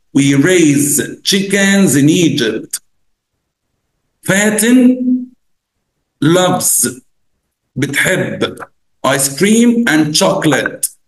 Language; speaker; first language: English; non-native, fluent; Arabic